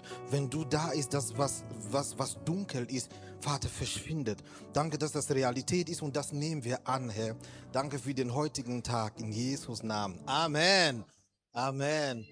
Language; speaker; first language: German; non-native, fluent; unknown